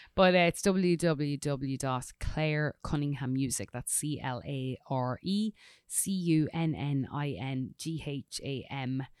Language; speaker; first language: English; native; English